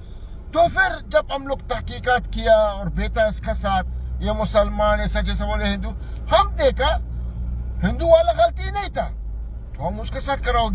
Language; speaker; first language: Hindi; non-native, learner; Arabic